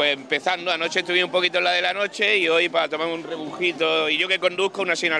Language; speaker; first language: Spanish; native; Spanish